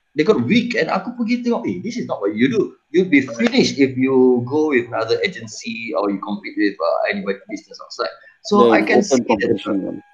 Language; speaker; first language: English; non-native, local second language; Malay